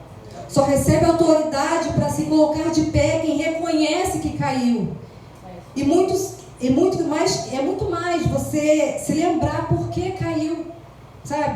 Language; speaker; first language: Portuguese; native; Portuguese